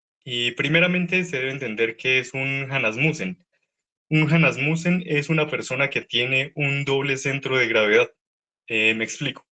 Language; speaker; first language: Spanish; native; Spanish